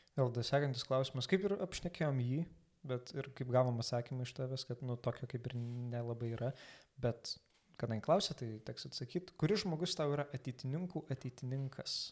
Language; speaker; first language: Lithuanian; native; Lithuanian